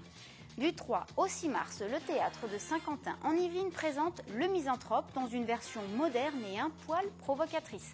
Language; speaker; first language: French; native; French